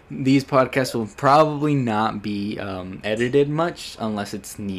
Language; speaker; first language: English; native; English